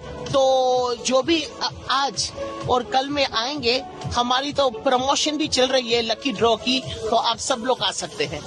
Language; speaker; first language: Hindi; native; Hindi